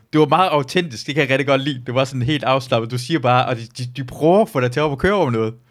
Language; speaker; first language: Danish; early bilingual, other home language; Persian